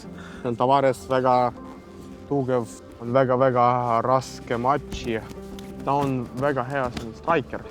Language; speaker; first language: Estonian; non-native, learner; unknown